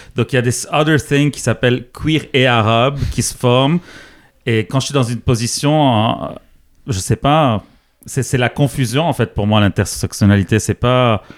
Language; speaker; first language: French; non-native, local second language; Arabic